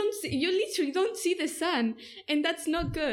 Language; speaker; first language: English; non-native, fluent; Spanish